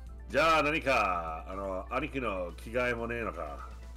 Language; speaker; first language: Japanese; non-native, fluent; English